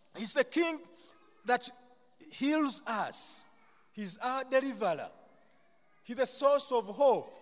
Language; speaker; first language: English; non-native, local second language; Ganda